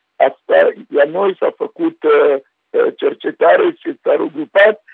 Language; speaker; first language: Romanian; non-native, fluent; Sango